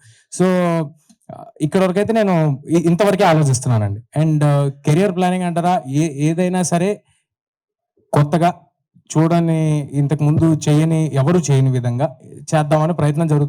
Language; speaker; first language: Telugu; native; Telugu